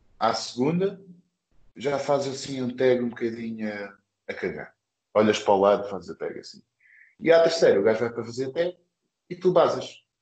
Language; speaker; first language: Portuguese; early bilingual, other home language; English